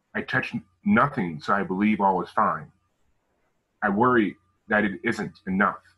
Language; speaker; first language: English; native; English